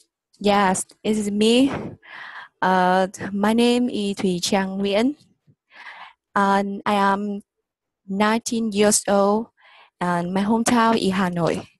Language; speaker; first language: English; non-native, learner; Vietnamese